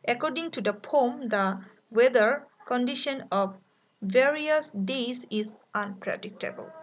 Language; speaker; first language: English; non-native, local second language; Bangla